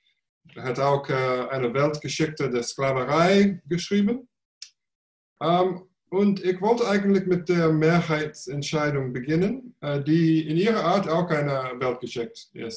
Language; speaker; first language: German; non-native, fluent; English